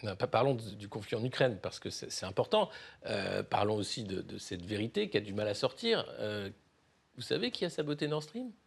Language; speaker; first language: French; native; French